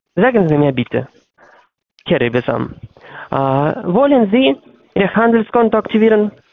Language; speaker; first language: German; non-native, learner; Russian